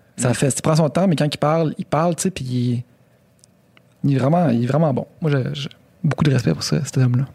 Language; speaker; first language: French; native; French